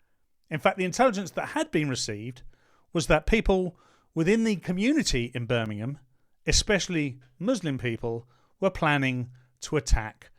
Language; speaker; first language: English; native; English